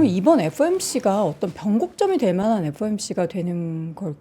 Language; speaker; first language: Korean; native; Korean